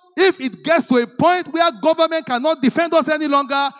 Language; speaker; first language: English; non-native, local second language; Yoruba